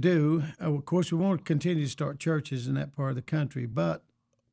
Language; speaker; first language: English; native; English